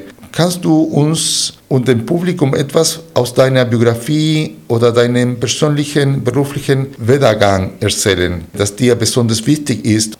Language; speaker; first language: German; non-native, fluent; Spanish